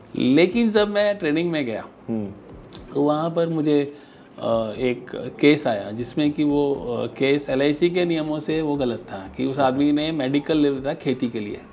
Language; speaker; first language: Hindi; native; Hindi